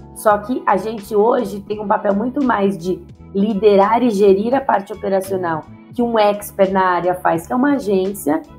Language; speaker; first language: Portuguese; native; Portuguese